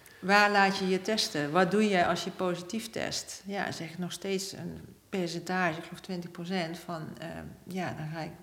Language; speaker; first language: Dutch; native; Dutch